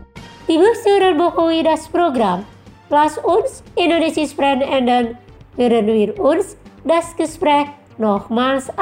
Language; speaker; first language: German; non-native, fluent; Indonesian